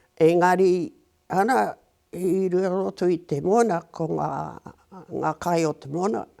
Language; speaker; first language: Māori; native; Māori